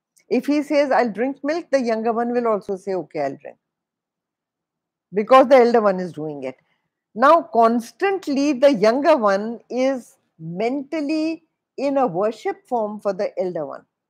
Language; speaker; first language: English; non-native, local second language; Hindi